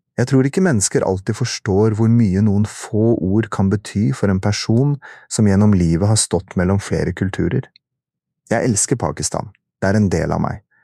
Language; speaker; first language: Norwegian; early bilingual, other home language; Urdu